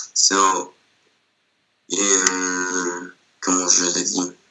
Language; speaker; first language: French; non-native, learner; Spanish